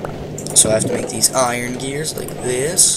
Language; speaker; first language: English; native; English